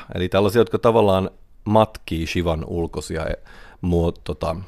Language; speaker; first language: Finnish; native; Finnish